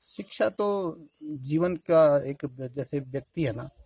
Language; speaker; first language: Hindi; native; Hindi